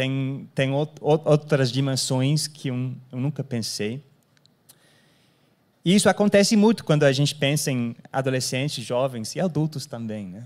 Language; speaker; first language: Portuguese; non-native, fluent; English